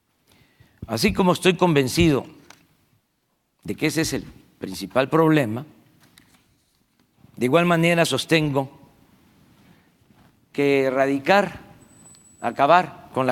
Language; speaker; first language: Spanish; native; Spanish